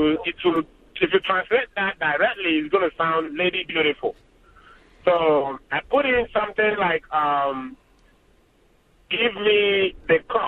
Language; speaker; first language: English; non-native, local second language; Igbo